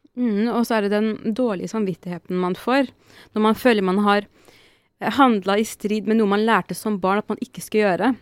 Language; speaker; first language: Norwegian; early bilingual, other home language; Arabic